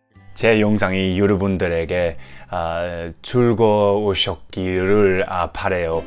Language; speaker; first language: Korean; early bilingual, heritage; English